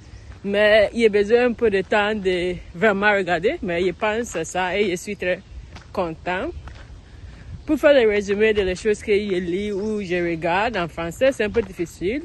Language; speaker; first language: French; non-native, learner; English